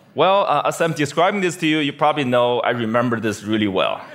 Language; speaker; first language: English; non-native, fluent; Chinese